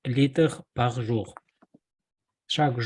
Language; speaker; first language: French; non-native, learner; Russian